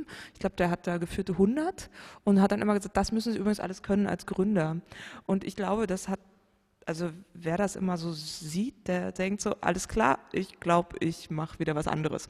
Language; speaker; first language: German; native; German